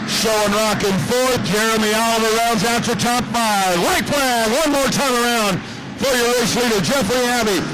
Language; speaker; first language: English; native; English